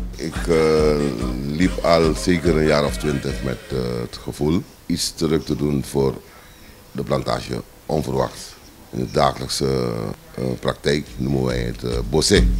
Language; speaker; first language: Dutch; non-native, local second language; Sranan Tongo